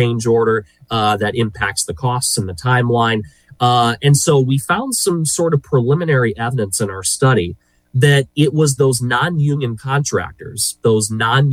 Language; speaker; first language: English; native; English